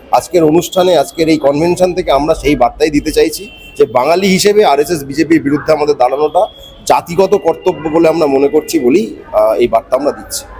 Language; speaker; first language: Bangla; native; Bangla